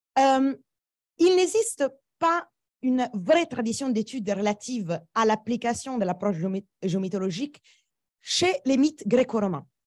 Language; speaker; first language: French; non-native, fluent; Italian